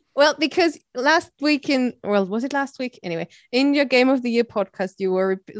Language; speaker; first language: English; non-native, fluent; German